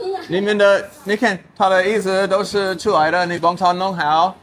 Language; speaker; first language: Chinese; non-native, learner; English